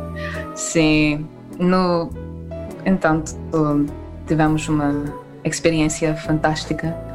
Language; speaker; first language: Portuguese; early bilingual, heritage; Portuguese